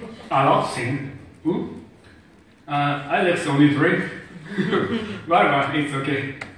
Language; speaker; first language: English; non-native, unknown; Japanese